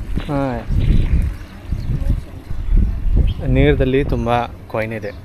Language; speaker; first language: Kannada; non-native, learner; Hindi